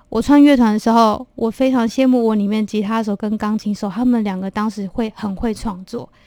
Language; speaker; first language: Chinese; non-native, local second language; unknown